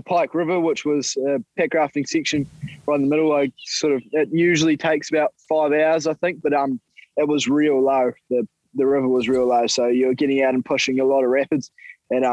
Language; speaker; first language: English; native; English